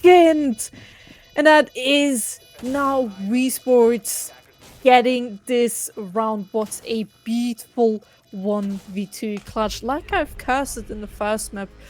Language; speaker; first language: English; non-native, fluent; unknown